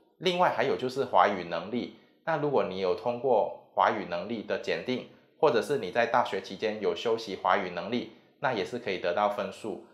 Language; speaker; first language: Chinese; native; Chinese